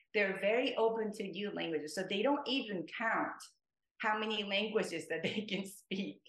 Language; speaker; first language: English; non-native, fluent; Japanese